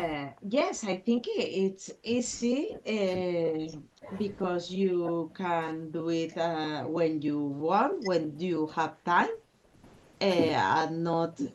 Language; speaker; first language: English; non-native, fluent; Spanish